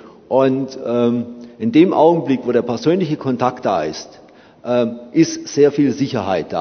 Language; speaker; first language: German; native; German